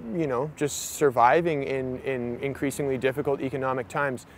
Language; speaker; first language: English; native; English